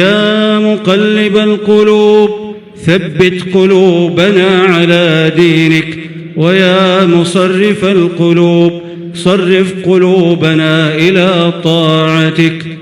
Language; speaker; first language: Arabic; native; Arabic